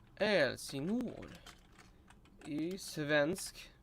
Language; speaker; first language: Swedish; non-native, learner; Russian